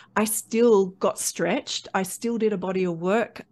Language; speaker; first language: English; native; English